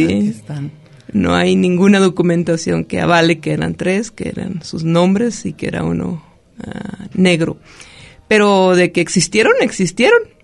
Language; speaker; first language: Spanish; native; Spanish